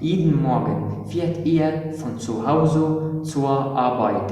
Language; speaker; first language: German; non-native, fluent; Arabic